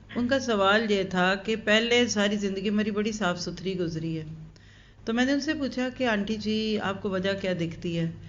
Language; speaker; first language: Urdu; native; Urdu